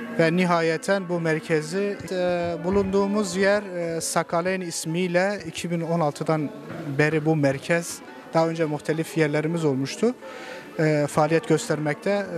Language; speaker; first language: Turkish; non-native, local second language; Zaza